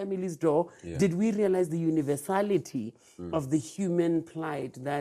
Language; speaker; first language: English; non-native, local second language; Tswana